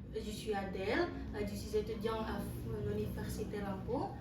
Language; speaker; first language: French; non-native, learner; Indonesian